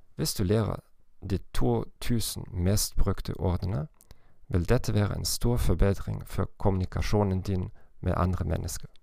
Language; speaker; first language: Norwegian; non-native, learner; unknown